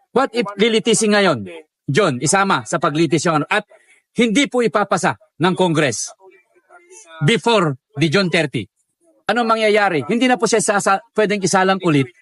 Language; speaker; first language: Filipino; non-native, local second language; Iloko